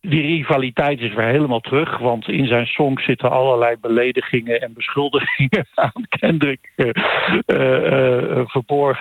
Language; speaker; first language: Dutch; native; Dutch